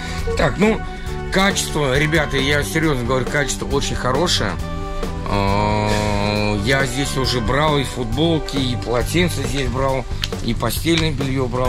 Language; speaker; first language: Russian; native; Russian